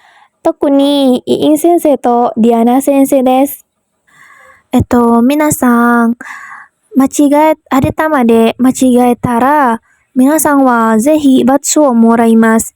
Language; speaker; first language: Japanese; non-native, learner; Indonesian